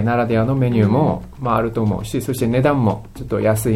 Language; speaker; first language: Japanese; non-native, fluent; Korean